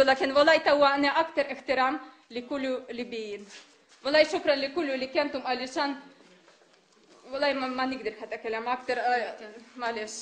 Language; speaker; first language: Arabic; non-native, learner; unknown